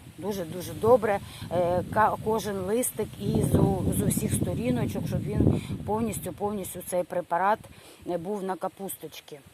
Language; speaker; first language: Ukrainian; non-native, local second language; Russian